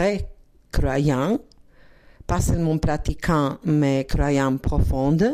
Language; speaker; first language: French; non-native, learner; Croatian